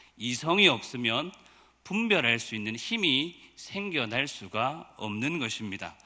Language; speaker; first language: Korean; native; Korean